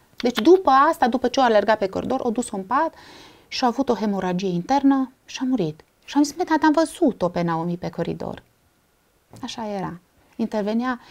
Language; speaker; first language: Romanian; native; Romanian